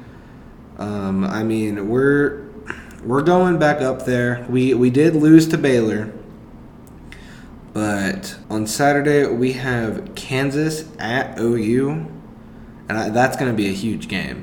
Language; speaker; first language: English; native; English